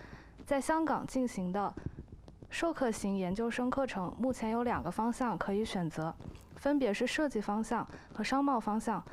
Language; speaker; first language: Chinese; native; Chinese